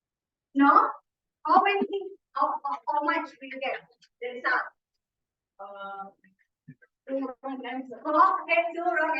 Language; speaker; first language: English; non-native, fluent; Indonesian